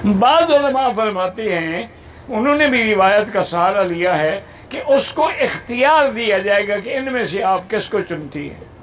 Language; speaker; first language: Urdu; non-native, local second language; Punjabi